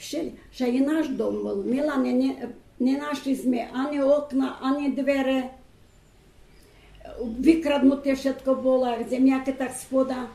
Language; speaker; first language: Slovak; early bilingual, heritage; Slovak